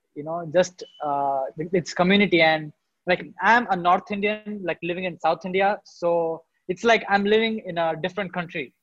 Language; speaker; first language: English; non-native, local second language; Hindi